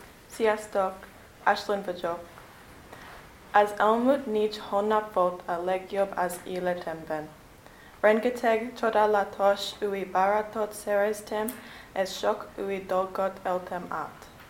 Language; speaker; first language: Hungarian; non-native, learner; English